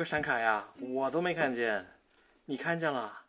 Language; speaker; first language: Chinese; native; Chinese